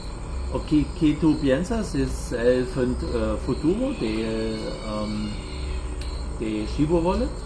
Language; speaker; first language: Spanish; non-native, learner; German